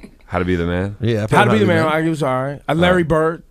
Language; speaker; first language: English; native; English